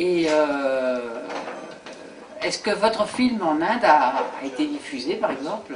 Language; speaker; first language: French; native; French